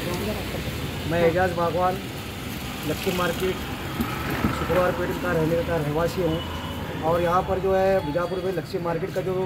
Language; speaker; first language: Hindi; native; Hindi